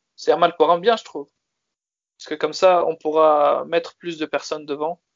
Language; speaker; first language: French; native; French